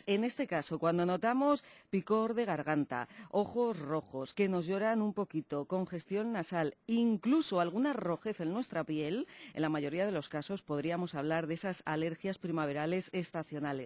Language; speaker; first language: Spanish; native; Spanish